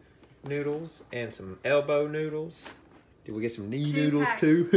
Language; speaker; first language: English; native; English